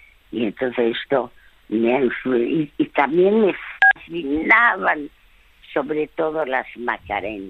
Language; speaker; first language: Spanish; early bilingual, other home language; French